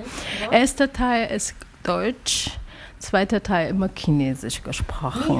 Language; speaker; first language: German; non-native, learner; Chinese